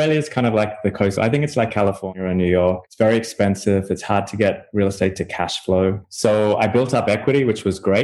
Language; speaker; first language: English; native; English